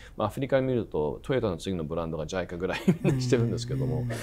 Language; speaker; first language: Japanese; early bilingual, other home language; English